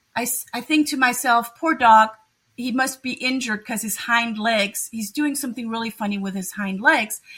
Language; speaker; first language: English; non-native, fluent; German